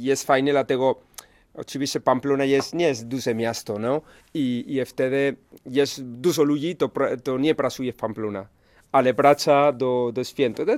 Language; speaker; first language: Polish; non-native, learner; Spanish